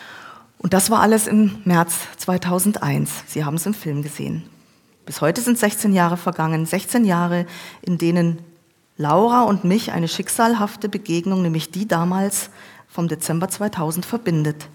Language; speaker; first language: German; native; German